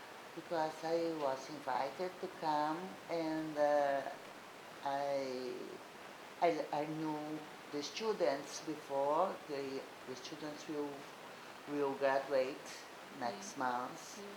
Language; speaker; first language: English; non-native, learner; Portuguese